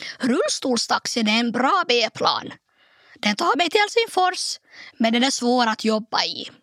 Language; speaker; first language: Swedish; native; Swedish